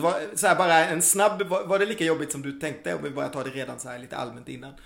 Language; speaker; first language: Swedish; native; Swedish